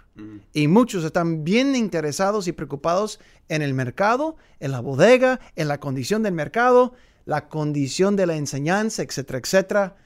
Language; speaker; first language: Spanish; non-native, fluent; English